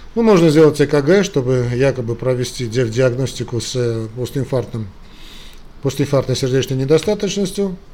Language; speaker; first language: Russian; non-native, local second language; Armenian